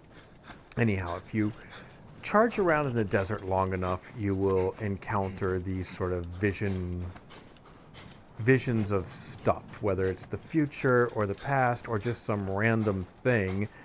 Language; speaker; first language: English; native; English